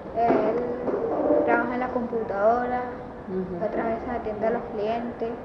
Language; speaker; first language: Spanish; native; Spanish